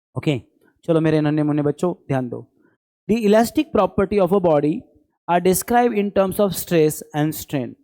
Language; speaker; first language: Hindi; non-native, local second language; Marathi